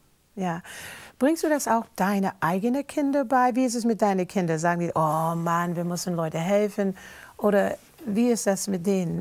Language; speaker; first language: German; non-native, fluent; English